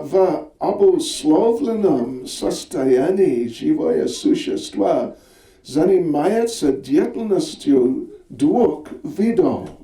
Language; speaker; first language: Russian; non-native, learner; English